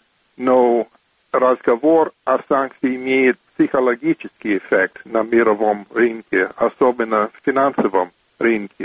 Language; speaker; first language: Russian; non-native, fluent; English